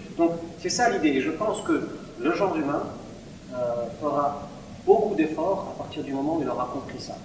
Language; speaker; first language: French; non-native, local second language; Arabic